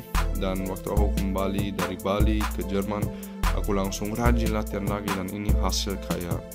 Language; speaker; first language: Indonesian; early bilingual, heritage; Indonesian